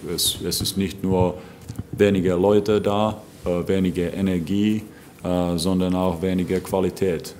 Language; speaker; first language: German; non-native, fluent; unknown